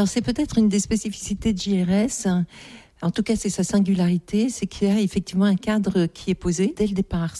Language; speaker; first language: French; native; French